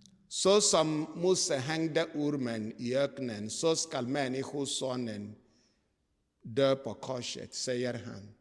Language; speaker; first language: Swedish; non-native, fluent; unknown